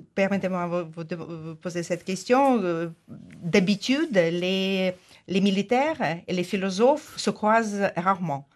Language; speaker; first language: French; non-native, fluent; Ukrainian